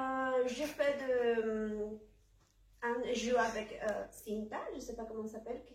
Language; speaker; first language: French; non-native, learner; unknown